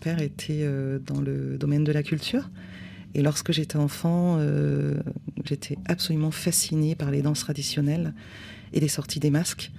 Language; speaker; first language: French; native; French